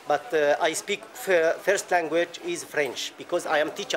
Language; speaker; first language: English; non-native, learner; Arabic